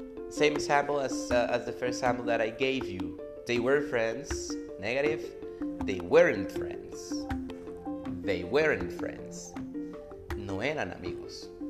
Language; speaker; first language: English; non-native, fluent; Spanish